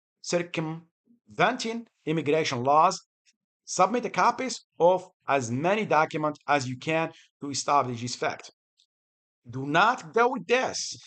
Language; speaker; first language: English; non-native, fluent; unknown